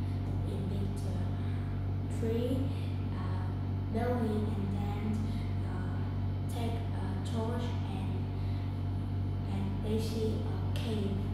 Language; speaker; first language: English; non-native, learner; Vietnamese